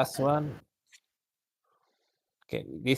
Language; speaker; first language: English; non-native, learner; Indonesian